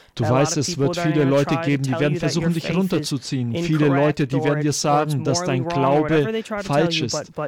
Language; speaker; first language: German; non-native, fluent; English